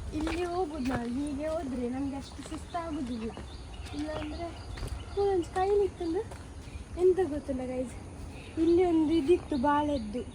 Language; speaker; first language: Kannada; non-native, local second language; Tulu